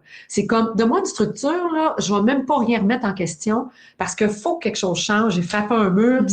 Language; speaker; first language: French; native; French